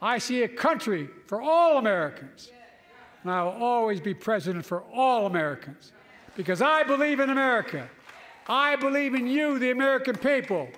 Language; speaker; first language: English; native; English